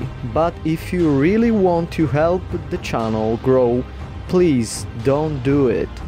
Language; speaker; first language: English; non-native, fluent; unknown